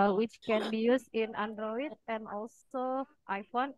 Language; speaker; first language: English; non-native, fluent; Indonesian